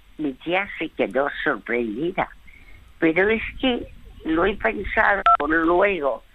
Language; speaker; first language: Spanish; early bilingual, other home language; French